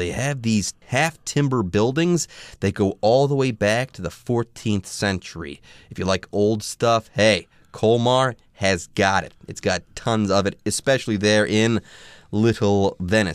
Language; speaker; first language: English; native; English